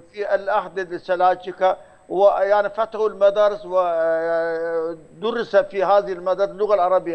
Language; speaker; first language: Arabic; non-native, fluent; Turkish